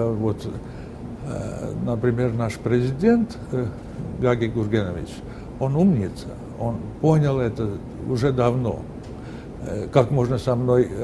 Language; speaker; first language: Russian; non-native, fluent; Armenian